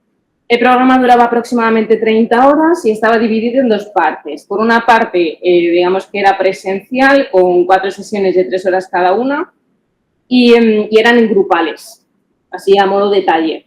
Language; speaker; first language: Spanish; native; Spanish